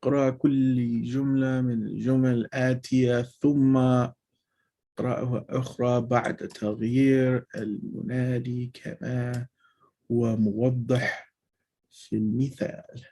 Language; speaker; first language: Arabic; non-native, fluent; English